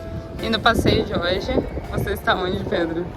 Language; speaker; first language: Portuguese; native; Portuguese